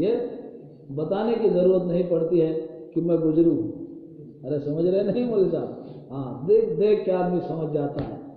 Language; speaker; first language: Urdu; native; Urdu